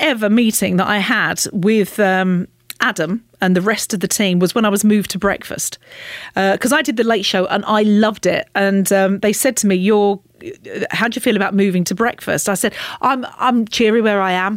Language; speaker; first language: English; native; English